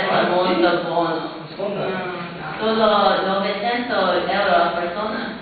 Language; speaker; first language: Italian; non-native, learner; English